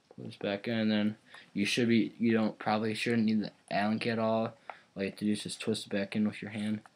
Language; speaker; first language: English; native; English